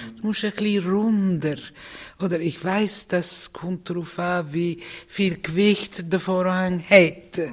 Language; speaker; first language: German; non-native, fluent; Italian